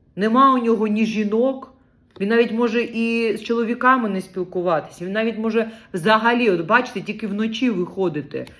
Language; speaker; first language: Ukrainian; native; Ukrainian